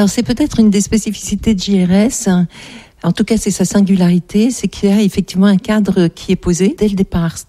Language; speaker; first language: French; native; French